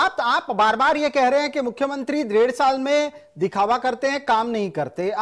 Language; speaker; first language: Hindi; non-native, local second language; Marathi